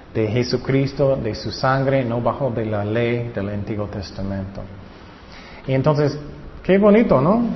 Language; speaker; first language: Spanish; non-native, fluent; English